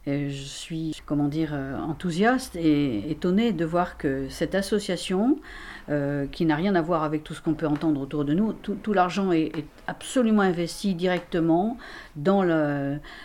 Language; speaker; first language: French; native; French